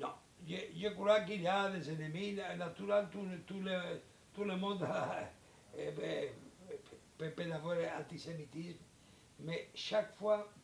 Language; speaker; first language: French; non-native, learner; Spanish